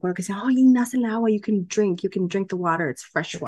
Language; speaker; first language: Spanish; early bilingual, heritage; Spanish